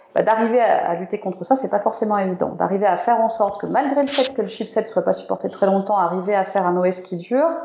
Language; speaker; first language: French; native; French